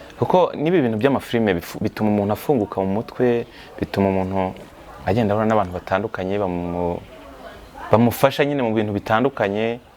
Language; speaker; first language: Kinyarwanda; native; Kinyarwanda